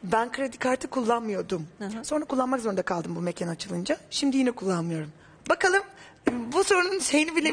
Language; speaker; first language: Turkish; native; Turkish